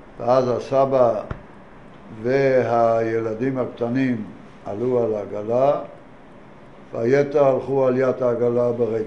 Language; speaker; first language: Hebrew; non-native, fluent; Yiddish